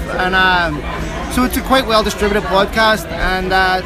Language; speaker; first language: English; native; English